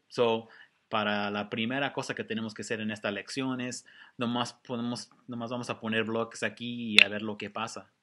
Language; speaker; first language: Spanish; early bilingual, heritage; Spanish